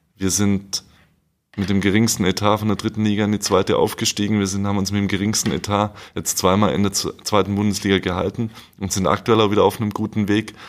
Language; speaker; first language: German; native; German